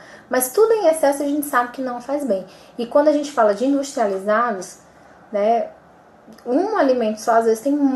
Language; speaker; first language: Portuguese; native; Portuguese